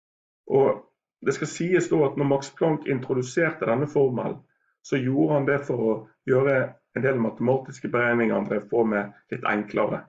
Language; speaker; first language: Norwegian; native; Norwegian